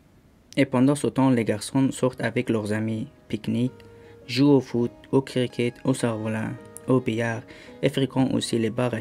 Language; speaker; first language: French; non-native, learner; Persian